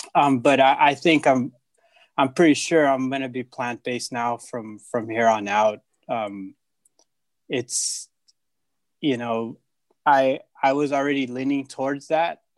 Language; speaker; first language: English; native; English